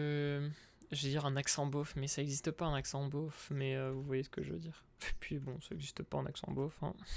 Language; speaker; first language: French; native; French